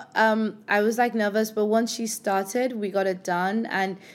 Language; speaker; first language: English; non-native, local second language; Yoruba